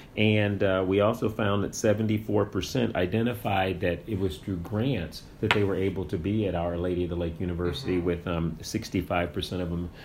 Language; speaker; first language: English; native; English